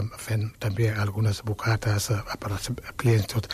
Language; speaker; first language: Catalan; non-native, fluent; Wolof